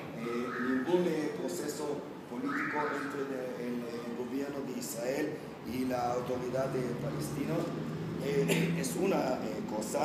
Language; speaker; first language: Spanish; non-native, fluent; Hebrew